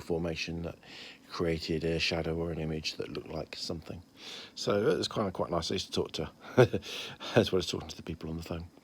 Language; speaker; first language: English; native; English